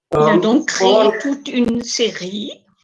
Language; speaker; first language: French; non-native, fluent; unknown